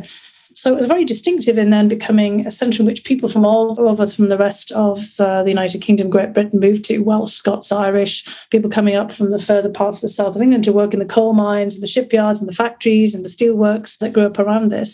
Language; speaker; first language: English; native; English